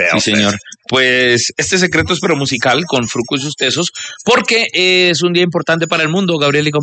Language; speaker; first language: Spanish; native; Spanish